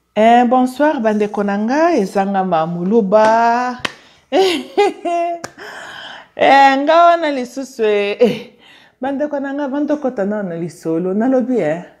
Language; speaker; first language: Lingala; native; Lingala